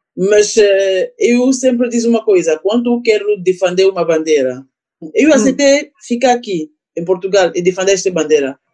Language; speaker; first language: Portuguese; non-native, learner; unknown